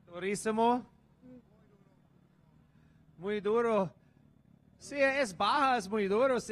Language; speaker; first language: Spanish; non-native, learner; English